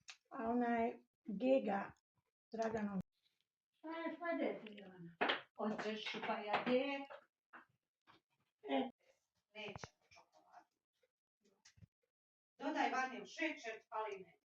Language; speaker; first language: Bosnian; native; Bosnian